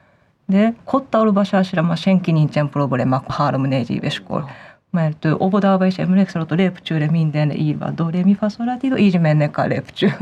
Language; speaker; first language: Hungarian; non-native, fluent; Japanese